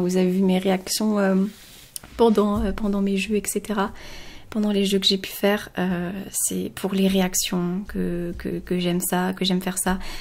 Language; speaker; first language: French; native; French